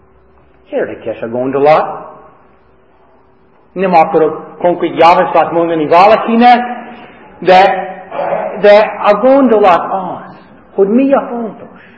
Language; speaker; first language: Hungarian; non-native, fluent; English